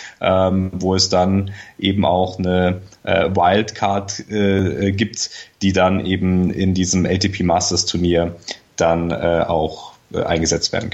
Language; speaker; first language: German; native; German